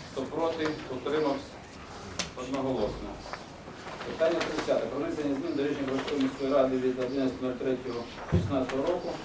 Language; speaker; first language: Ukrainian; native; Ukrainian